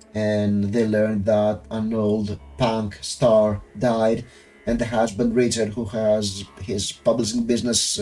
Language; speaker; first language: English; non-native, fluent; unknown